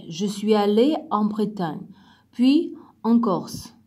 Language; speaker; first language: French; non-native, fluent; Uzbek